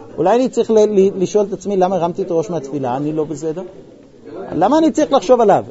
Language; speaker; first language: Hebrew; non-native, fluent; English